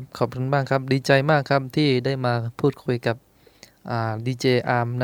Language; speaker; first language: Thai; non-native, local second language; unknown